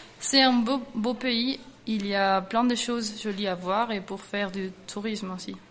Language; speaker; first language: French; non-native, fluent; Spanish